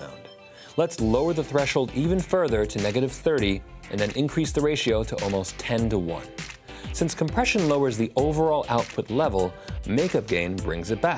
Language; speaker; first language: English; native; English